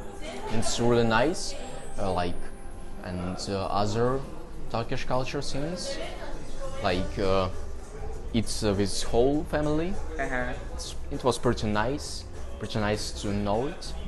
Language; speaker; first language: English; non-native, learner; Russian